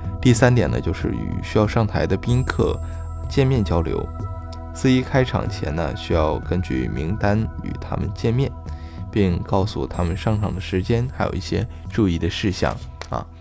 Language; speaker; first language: Chinese; native; Chinese